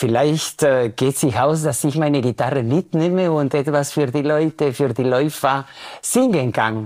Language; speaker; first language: German; non-native, fluent; Spanish